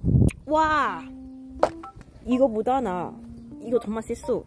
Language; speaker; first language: Korean; non-native, learner; Cantonese